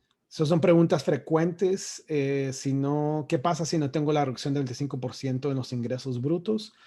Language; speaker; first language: Spanish; native; Spanish